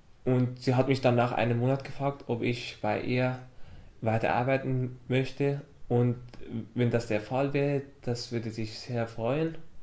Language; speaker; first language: German; non-native, fluent; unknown